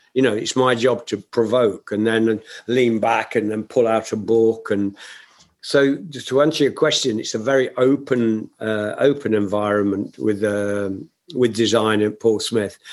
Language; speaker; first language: English; native; English